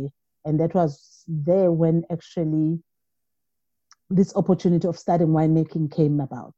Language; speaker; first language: English; non-native, local second language; Zulu